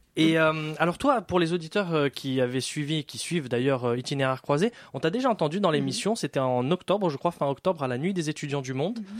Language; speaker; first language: French; native; French